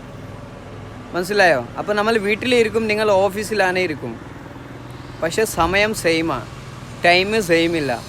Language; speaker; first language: Malayalam; non-native, local second language; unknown